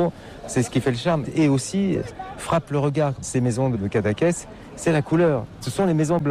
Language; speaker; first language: French; native; French